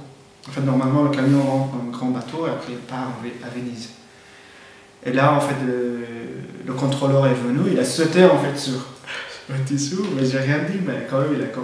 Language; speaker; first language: French; non-native, fluent; Persian